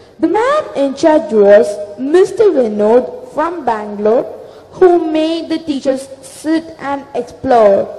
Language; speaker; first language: English; non-native, local second language; Tamil